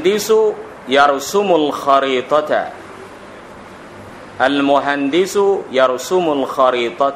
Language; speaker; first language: Arabic; non-native, fluent; Thai